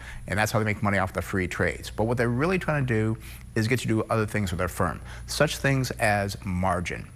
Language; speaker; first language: English; native; English